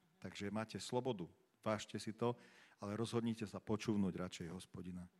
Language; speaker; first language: Slovak; native; Slovak